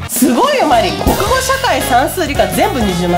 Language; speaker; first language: Japanese; native; Japanese